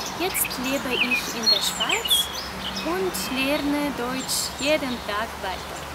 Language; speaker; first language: German; non-native, fluent; Russian